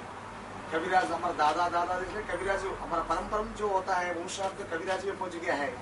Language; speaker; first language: Hindi; non-native, local second language; Telugu